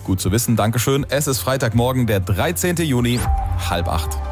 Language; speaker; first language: German; native; German